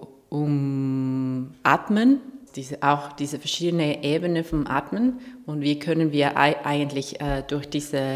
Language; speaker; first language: German; non-native, fluent; Spanish